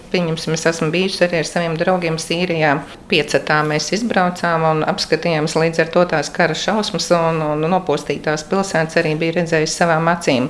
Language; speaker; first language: Latvian; native; Latvian